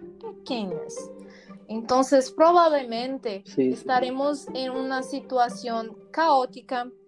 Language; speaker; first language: Spanish; non-native, learner; Portuguese